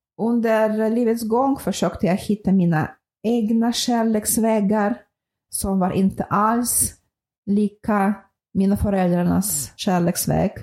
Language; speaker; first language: Swedish; non-native, fluent; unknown